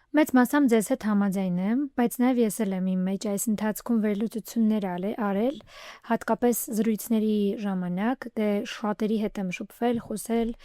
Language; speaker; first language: Armenian; native; Armenian